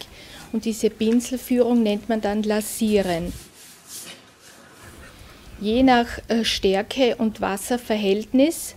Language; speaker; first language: German; native; German